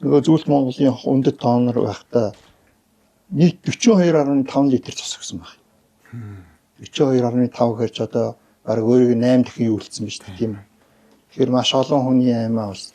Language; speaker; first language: Mongolian; native; Mongolian